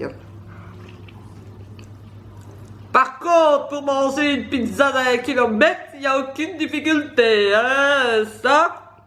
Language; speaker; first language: French; native; French